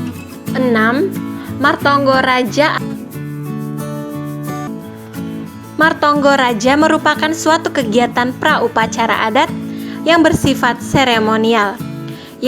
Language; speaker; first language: Indonesian; native; Indonesian